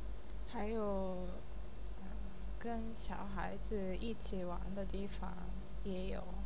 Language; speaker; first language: Chinese; non-native, learner; Japanese